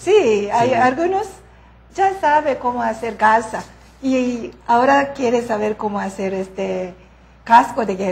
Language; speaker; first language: Spanish; non-native, learner; Japanese